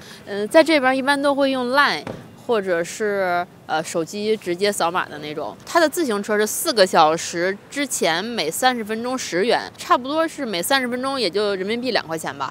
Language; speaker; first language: Chinese; native; Chinese